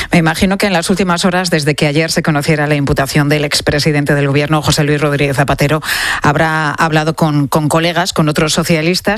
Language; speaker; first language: Spanish; native; Spanish